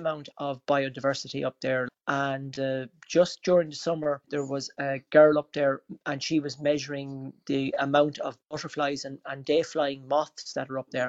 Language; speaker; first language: English; native; English